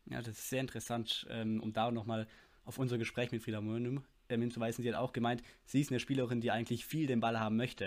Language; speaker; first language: German; native; German